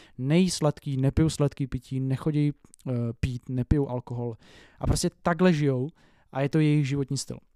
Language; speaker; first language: Czech; native; Czech